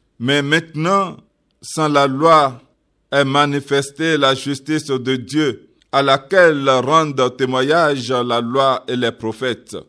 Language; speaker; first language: French; non-native, local second language; Yoruba